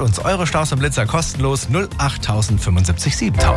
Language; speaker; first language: German; native; German